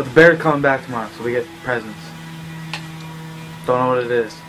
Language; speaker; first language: English; native; English